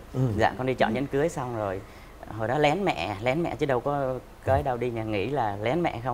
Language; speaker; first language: Vietnamese; native; Vietnamese